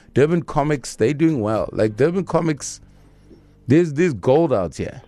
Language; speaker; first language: English; native; English